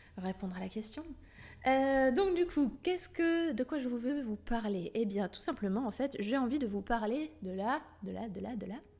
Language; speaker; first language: French; native; French